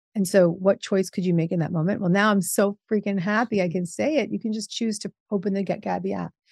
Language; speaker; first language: English; native; English